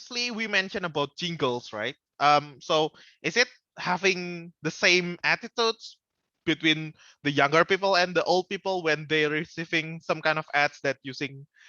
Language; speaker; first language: English; non-native, fluent; Indonesian